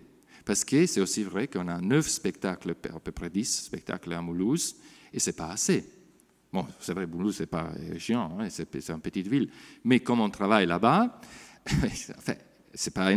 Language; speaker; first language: French; non-native, fluent; Italian